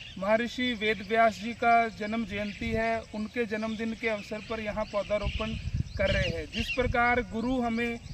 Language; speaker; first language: Hindi; non-native, local second language; Punjabi